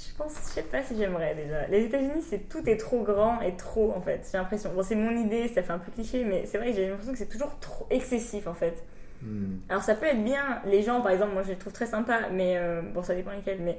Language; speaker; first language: French; native; French